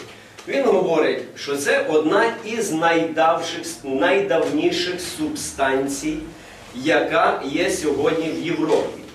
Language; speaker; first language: Ukrainian; native; Ukrainian